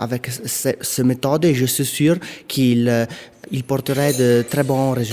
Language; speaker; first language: French; non-native, local second language; Italian